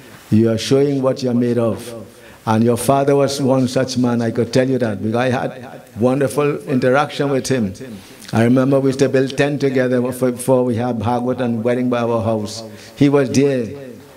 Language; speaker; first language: English; native; English